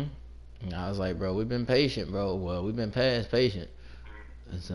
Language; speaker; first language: English; native; English